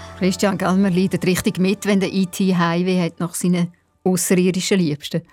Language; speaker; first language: German; native; German